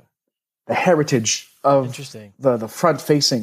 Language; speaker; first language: English; native; English